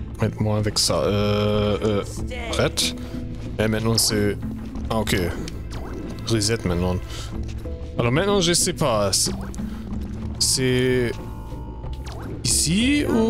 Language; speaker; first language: French; non-native, learner; German